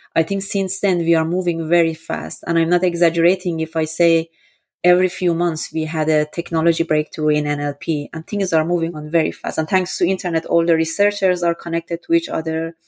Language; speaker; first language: English; non-native, fluent; Persian